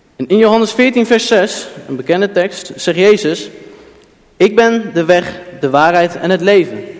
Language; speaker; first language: Dutch; native; Dutch